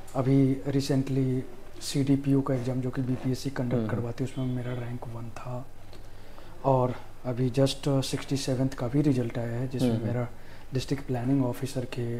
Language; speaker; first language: Hindi; native; Hindi